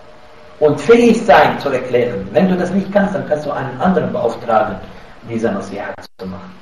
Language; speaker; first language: German; non-native, fluent; Arabic